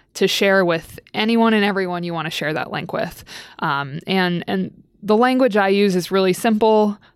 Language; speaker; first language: English; native; English